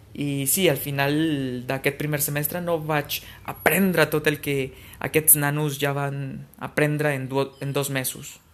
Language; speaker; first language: Catalan; non-native, fluent; Spanish